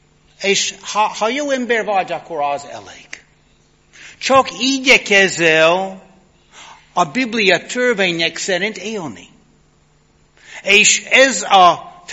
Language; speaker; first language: Hungarian; non-native, fluent; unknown